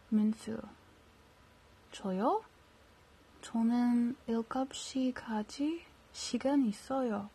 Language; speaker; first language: Korean; non-native, learner; English